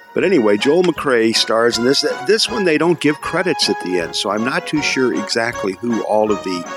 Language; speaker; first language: English; native; English